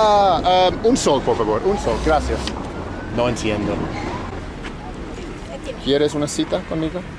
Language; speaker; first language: Spanish; non-native, learner; English